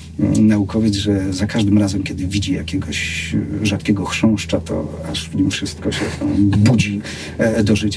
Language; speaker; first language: Polish; native; Polish